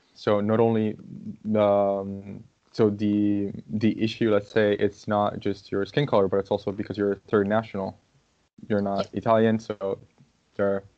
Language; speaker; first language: English; non-native, fluent; Portuguese